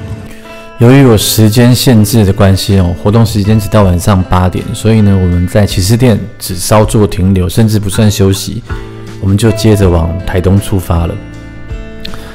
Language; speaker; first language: Chinese; native; Chinese